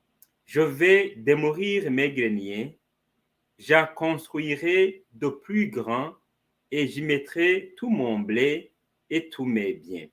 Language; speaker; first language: French; non-native, fluent; Spanish